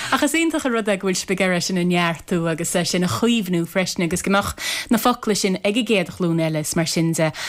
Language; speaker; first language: Irish; native; Irish